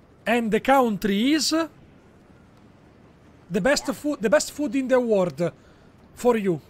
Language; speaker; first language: English; non-native, learner; Italian